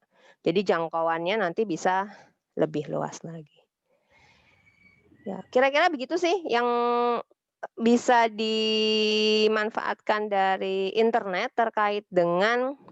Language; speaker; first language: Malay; non-native, local second language; Javanese